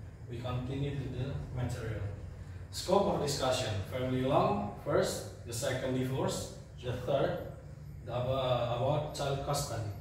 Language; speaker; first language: English; non-native, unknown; Indonesian